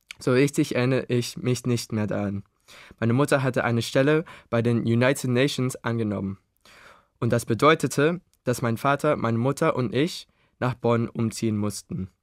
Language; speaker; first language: German; early bilingual, other home language; Indonesian